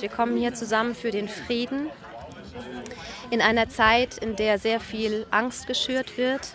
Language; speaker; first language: German; native; German